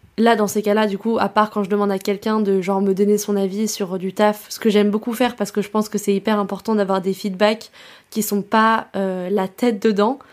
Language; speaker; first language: French; native; French